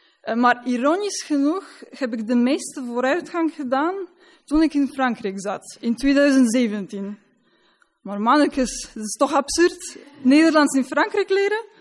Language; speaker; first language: Dutch; non-native, fluent; Polish